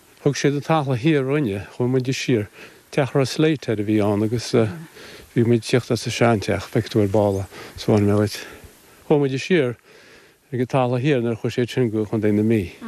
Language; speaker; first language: Irish; native; Irish